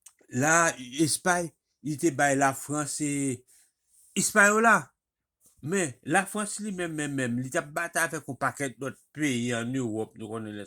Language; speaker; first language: French; non-native, local second language; Haitian Creole